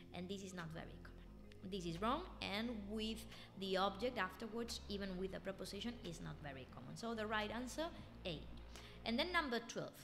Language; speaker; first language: English; non-native, fluent; Spanish